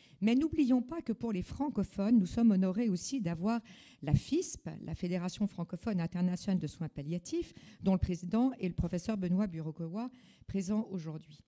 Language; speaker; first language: French; native; French